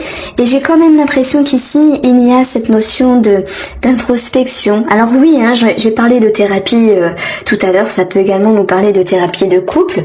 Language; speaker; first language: French; native; French